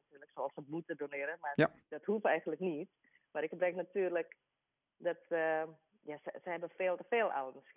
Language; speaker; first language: Dutch; non-native, learner; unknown